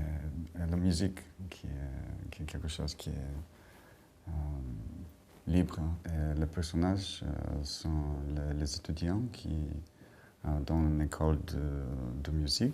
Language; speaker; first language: French; non-native, fluent; Bulgarian